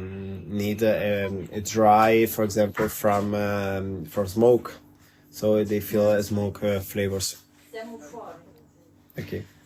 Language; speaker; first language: English; non-native, learner; Italian